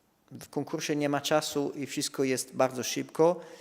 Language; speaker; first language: Polish; non-native, fluent; Italian